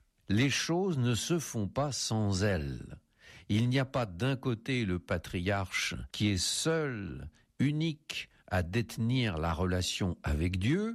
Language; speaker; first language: French; native; French